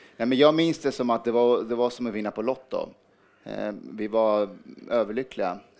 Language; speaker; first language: Swedish; early bilingual, other home language; Persian